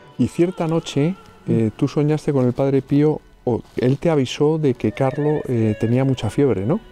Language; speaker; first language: Spanish; native; Spanish